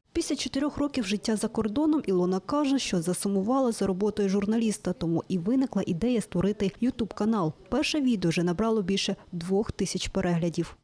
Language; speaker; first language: Ukrainian; native; Ukrainian